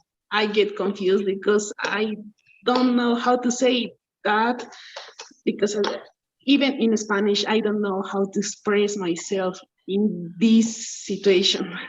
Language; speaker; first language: English; non-native, learner; Spanish